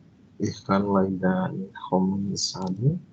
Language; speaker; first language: German; non-native, learner; Indonesian